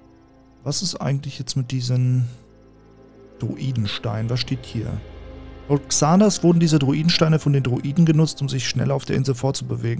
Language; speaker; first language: German; native; German